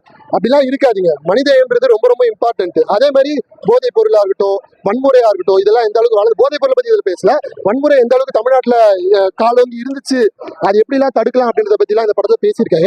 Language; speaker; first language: Tamil; native; Tamil